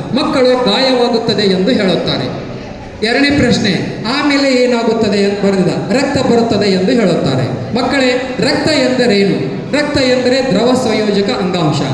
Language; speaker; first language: Kannada; native; Kannada